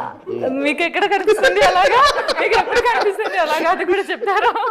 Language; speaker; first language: Telugu; non-native, learner; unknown